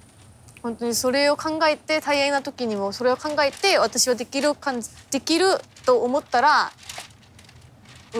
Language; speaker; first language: Japanese; non-native, fluent; Korean